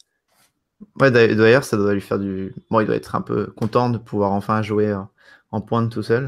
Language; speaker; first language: French; native; French